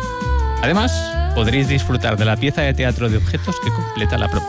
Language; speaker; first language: Spanish; native; Spanish